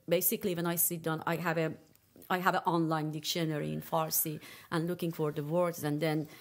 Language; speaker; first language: English; non-native, fluent; Persian